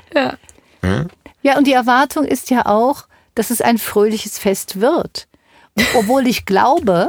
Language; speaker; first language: German; native; German